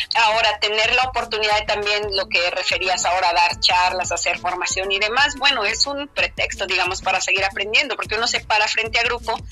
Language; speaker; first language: Spanish; native; Spanish